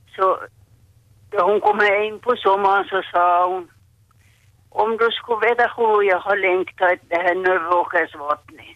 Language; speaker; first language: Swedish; native; Swedish